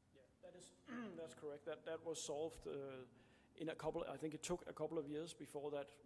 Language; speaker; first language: English; non-native, fluent; Danish